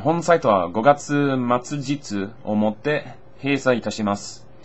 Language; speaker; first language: Japanese; non-native, fluent; English